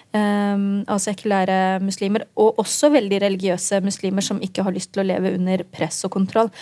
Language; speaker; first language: Norwegian; early bilingual, other home language; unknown